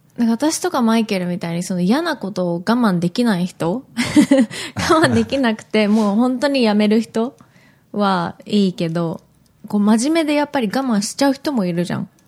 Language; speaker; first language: Japanese; native; Japanese